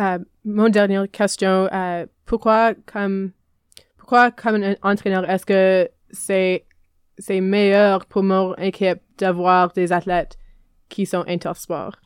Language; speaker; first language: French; non-native, learner; English